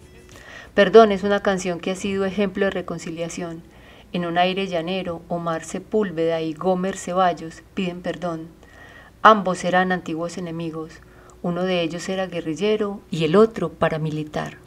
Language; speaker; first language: Spanish; native; Spanish